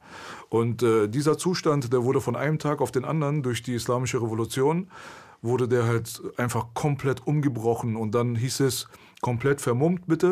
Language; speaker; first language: German; early bilingual, other home language; Persian